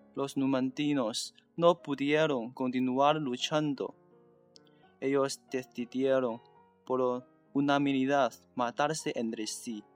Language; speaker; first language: Spanish; non-native, learner; Chinese